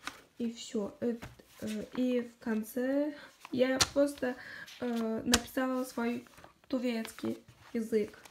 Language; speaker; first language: Russian; non-native, local second language; Kazakh